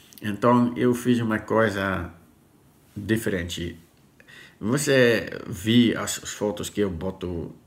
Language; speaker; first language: Portuguese; non-native, learner; Dutch